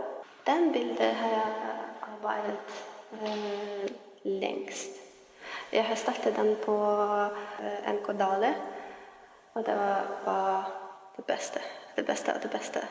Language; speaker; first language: Norwegian; non-native, learner; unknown